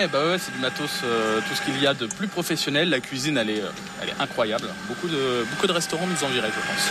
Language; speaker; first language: French; native; French